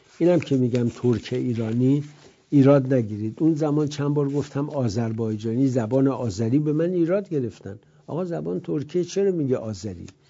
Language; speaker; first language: Persian; native; Persian